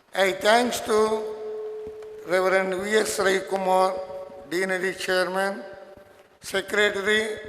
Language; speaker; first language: English; non-native, local second language; Telugu